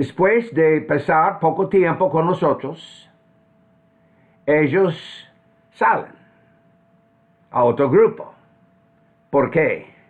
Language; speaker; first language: Spanish; non-native, fluent; English